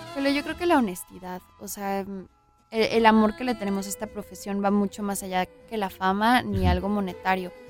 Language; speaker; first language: Spanish; native; Spanish